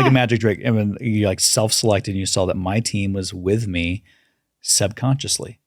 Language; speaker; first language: English; native; English